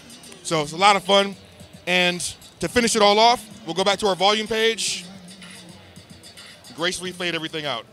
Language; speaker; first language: English; native; English